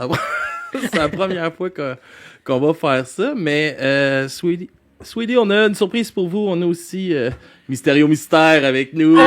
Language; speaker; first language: French; native; French